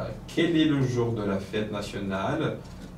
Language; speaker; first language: French; non-native, fluent; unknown